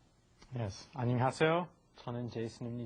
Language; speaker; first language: Korean; non-native, learner; English